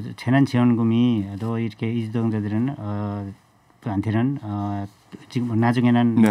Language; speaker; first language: Korean; non-native, fluent; Nepali